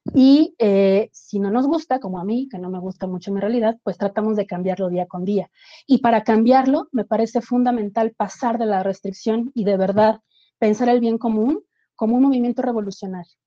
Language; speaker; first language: Spanish; native; Spanish